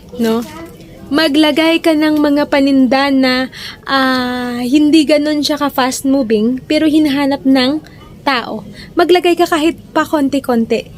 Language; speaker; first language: Filipino; non-native, local second language; Hiligaynon